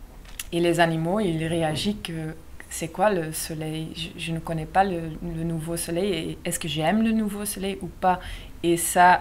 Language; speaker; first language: French; non-native, local second language; Dutch